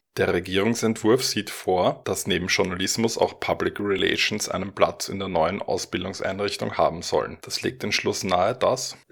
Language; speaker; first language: German; native; German